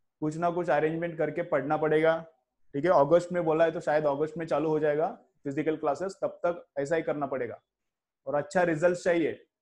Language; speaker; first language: Hindi; non-native, local second language; Marathi